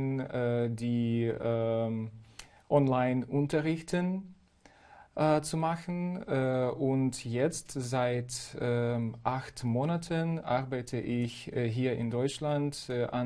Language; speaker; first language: German; non-native, fluent; Ukrainian